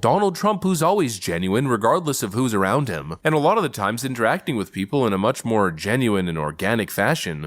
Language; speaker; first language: English; native; English